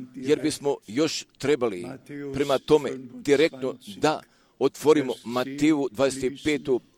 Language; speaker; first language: Croatian; early bilingual, heritage; Croatian